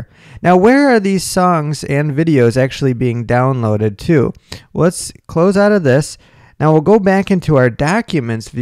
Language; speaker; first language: English; native; English